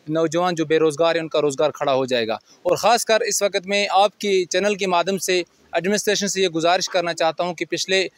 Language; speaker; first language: Urdu; non-native, local second language; Kashmiri